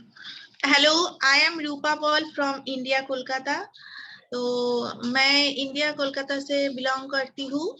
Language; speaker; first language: Hindi; non-native, local second language; Bangla